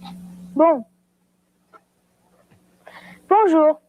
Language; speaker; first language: French; non-native, learner; Persian